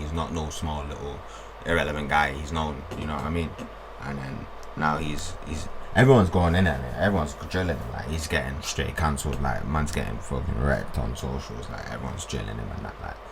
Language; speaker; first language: English; native; English